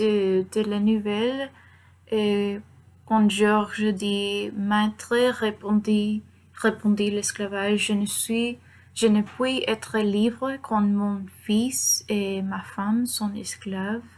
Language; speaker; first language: French; non-native, learner; Spanish